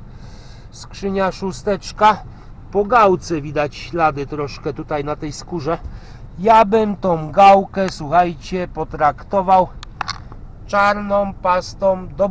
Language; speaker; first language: Polish; native; Polish